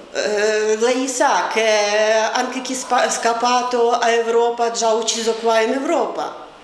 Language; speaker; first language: Italian; non-native, fluent; Ukrainian